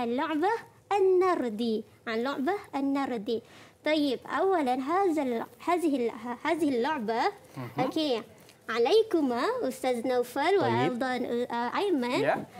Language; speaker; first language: Arabic; non-native, fluent; Malay